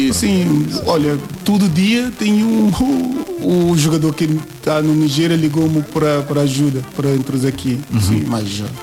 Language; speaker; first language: Portuguese; non-native, learner; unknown